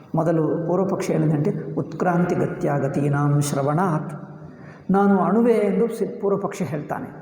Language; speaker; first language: Kannada; native; Kannada